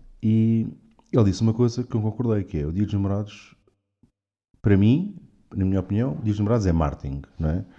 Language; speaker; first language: Portuguese; native; Portuguese